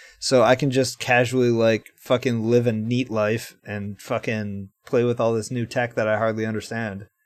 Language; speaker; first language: English; native; English